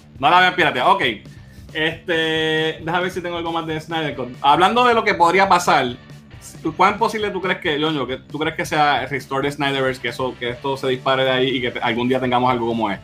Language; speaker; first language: Spanish; native; Spanish